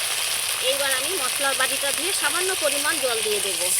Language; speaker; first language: Bangla; native; Bangla